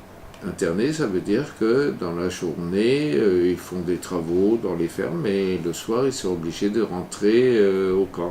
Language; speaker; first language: French; native; French